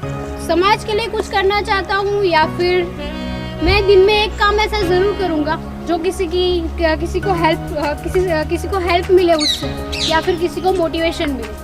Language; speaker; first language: Hindi; non-native, local second language; Gujarati